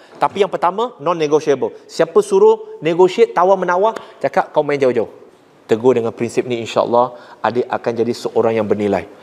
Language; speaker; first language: Malay; non-native, local second language; Chinese